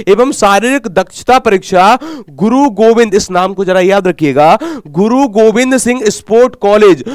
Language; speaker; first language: Hindi; native; Hindi